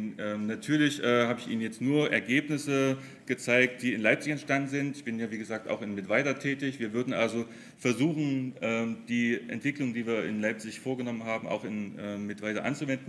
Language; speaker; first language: German; native; German